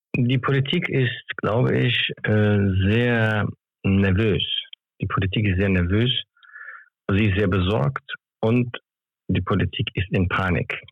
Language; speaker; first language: German; early bilingual, other home language; Turkish